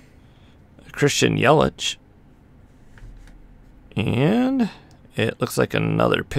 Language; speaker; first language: English; native; English